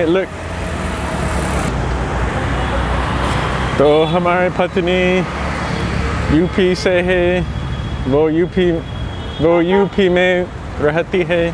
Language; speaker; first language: Hindi; non-native, learner; English